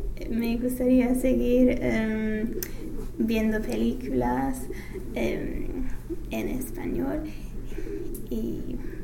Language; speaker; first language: Spanish; non-native, fluent; English